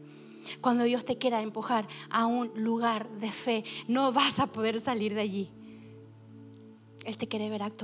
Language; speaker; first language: Spanish; native; Spanish